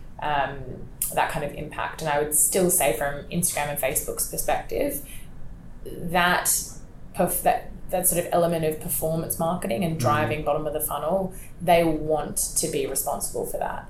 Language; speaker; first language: English; native; English